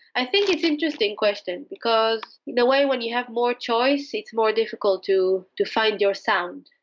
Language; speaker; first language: English; non-native, fluent; Hebrew